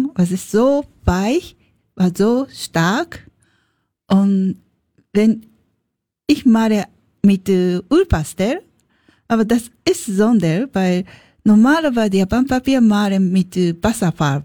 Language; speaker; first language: German; non-native, learner; Japanese